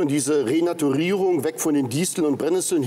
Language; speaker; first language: German; native; German